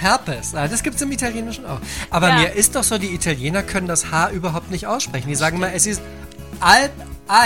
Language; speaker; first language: German; native; German